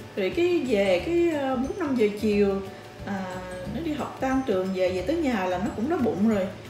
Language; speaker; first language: Vietnamese; early bilingual, heritage; Vietnamese